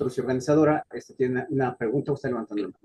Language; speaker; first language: Spanish; native; Spanish